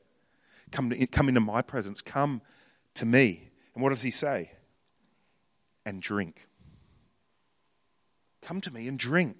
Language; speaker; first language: English; native; English